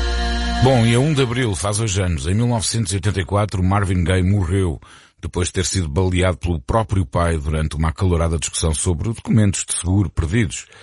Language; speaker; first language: Portuguese; native; Portuguese